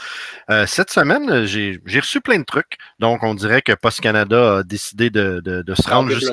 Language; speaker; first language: French; native; French